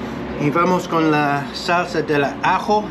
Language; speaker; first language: Spanish; non-native, learner; English